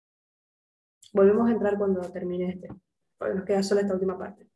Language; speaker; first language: Spanish; native; Spanish